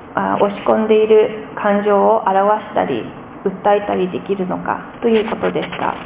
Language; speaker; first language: Japanese; non-native, fluent; English